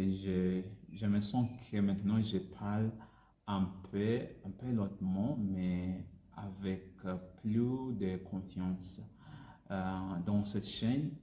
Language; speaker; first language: French; non-native, learner; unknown